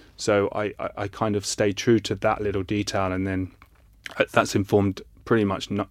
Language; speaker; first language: English; native; English